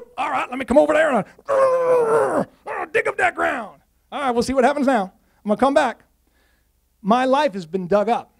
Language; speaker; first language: English; native; English